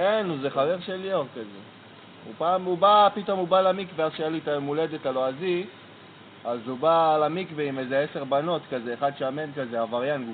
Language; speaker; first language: Hebrew; native; Hebrew